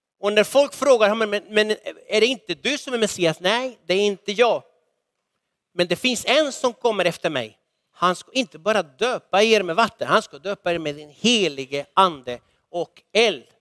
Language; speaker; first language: Swedish; non-native, fluent; Spanish